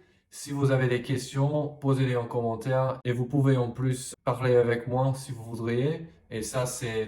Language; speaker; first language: French; non-native, fluent; English